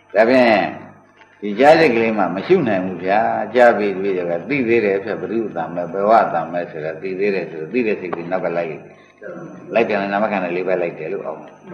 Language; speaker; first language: Burmese; native; Burmese